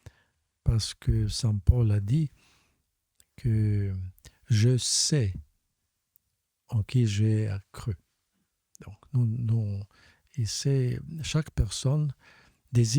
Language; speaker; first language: French; non-native, fluent; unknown